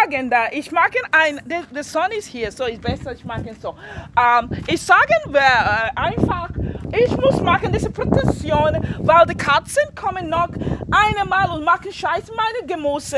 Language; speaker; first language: German; non-native, learner; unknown